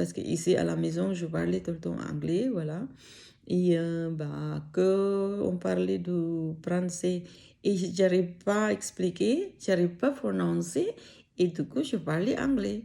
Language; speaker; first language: French; non-native, learner; Filipino